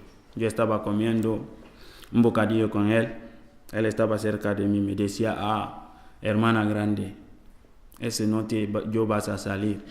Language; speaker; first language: Spanish; non-native, learner; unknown